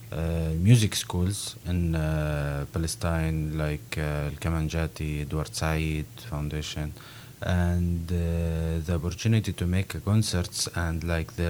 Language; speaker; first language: English; non-native, learner; Arabic